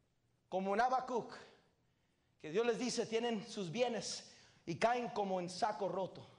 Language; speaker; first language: Spanish; native; Spanish